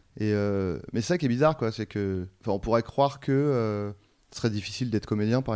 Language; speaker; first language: French; native; French